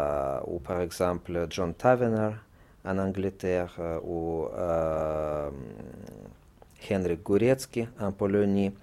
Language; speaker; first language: French; non-native, fluent; Russian